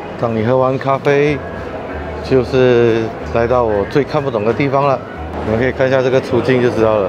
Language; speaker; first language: Chinese; native; Chinese